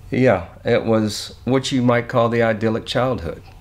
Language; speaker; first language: English; native; English